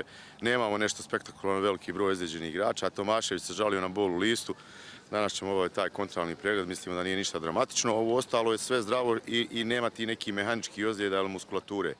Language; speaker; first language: Bosnian; native; Bosnian